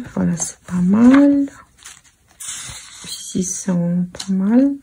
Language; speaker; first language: French; non-native, fluent; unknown